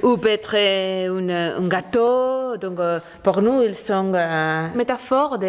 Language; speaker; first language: French; non-native, learner; Spanish